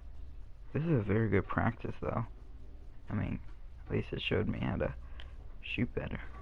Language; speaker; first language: English; native; English